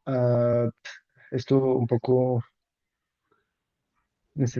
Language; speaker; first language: Spanish; non-native, learner; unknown